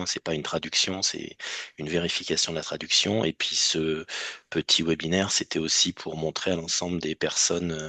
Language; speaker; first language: French; native; French